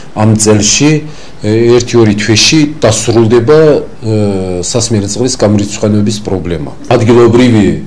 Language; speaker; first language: Georgian; non-native, local second language; Azerbaijani